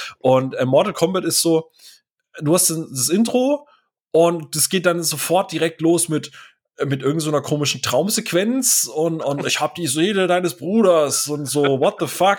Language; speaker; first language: German; native; German